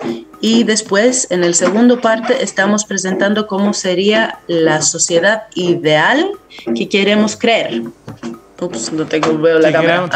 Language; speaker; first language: Spanish; non-native, fluent; Greek